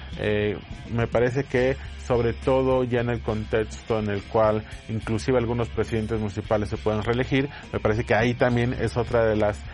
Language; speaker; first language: Spanish; native; Spanish